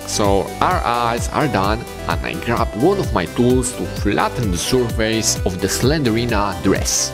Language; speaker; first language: English; non-native, fluent; Polish